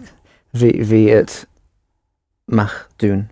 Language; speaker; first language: Dutch; non-native, learner; English